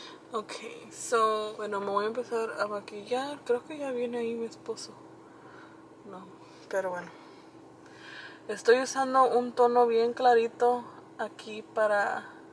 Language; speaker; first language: Spanish; early bilingual, heritage; Spanish